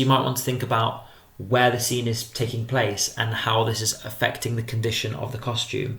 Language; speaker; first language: English; native; English